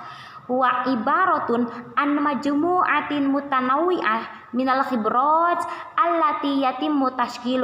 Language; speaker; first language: Arabic; non-native, learner; Indonesian